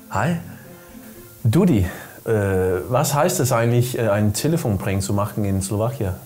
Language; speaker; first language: German; non-native, learner; Danish